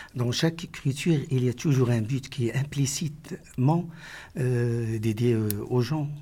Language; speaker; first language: French; non-native, local second language; Arabic